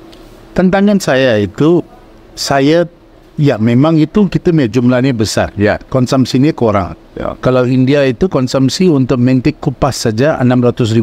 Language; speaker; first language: Indonesian; non-native, fluent; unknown